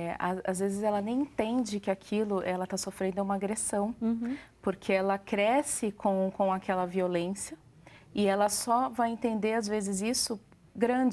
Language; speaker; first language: Portuguese; native; Portuguese